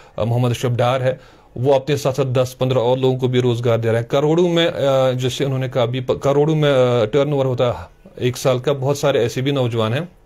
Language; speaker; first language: Hindi; non-native, local second language; Kashmiri